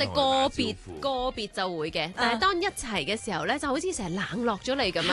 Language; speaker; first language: Cantonese; native; Cantonese